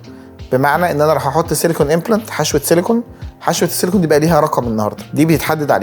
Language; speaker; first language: Arabic; native; Arabic